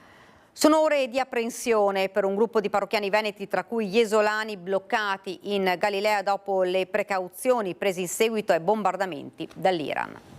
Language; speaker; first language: Italian; native; Italian